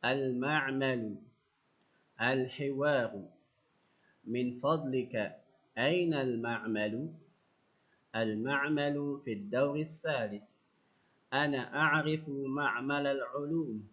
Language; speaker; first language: Arabic; non-native, fluent; Indonesian